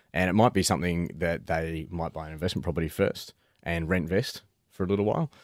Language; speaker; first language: English; native; English